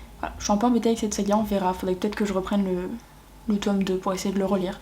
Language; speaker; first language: French; native; French